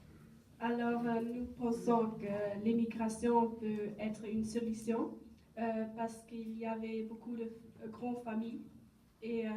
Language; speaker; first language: French; non-native, learner; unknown